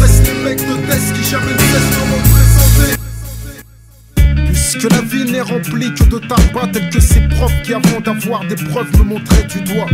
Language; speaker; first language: French; native; French